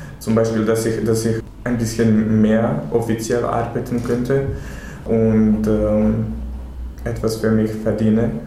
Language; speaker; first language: German; non-native, learner; Serbian